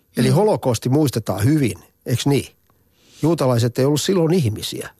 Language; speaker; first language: Finnish; native; Finnish